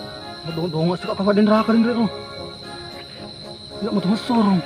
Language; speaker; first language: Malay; non-native, local second language; Buginese